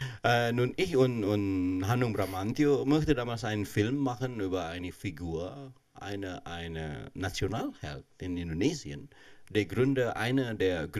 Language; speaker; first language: German; non-native, fluent; Indonesian